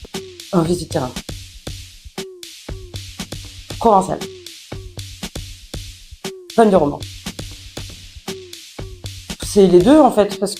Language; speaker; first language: French; native; French